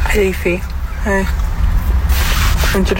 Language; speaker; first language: Dutch; native; Dutch